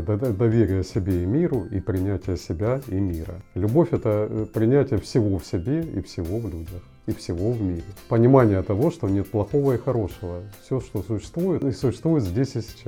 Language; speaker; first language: Russian; native; Russian